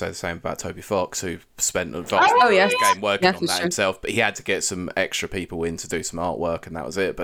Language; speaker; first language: English; native; English